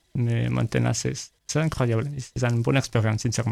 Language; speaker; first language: French; non-native, learner; Spanish